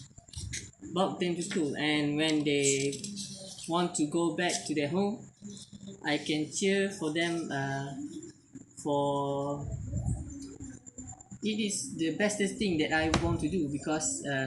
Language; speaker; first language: English; non-native, learner; Malay